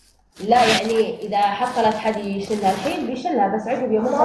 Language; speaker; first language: Arabic; non-native, local second language; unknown